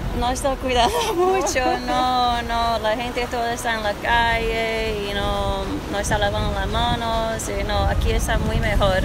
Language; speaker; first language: Spanish; non-native, learner; English